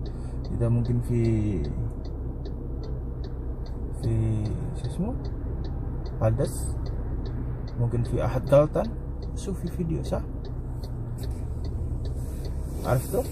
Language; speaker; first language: Arabic; non-native, learner; Indonesian